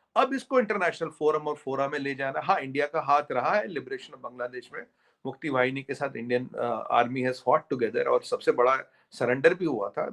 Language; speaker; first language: Hindi; native; Hindi